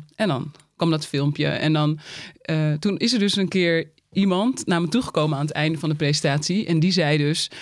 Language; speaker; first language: Dutch; native; Dutch